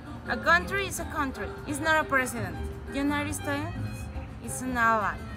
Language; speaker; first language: English; non-native, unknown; Spanish